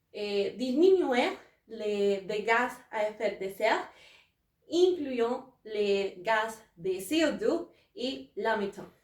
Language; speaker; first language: French; non-native, learner; Spanish